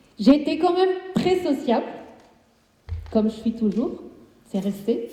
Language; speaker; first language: French; non-native, fluent; Spanish